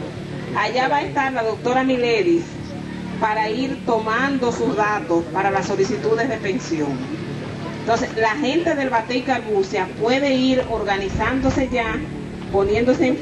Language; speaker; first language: Spanish; native; Spanish